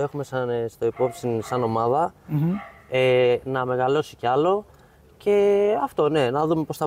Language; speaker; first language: Greek; native; Greek